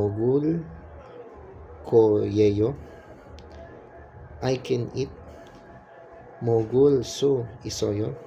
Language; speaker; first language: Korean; non-native, learner; English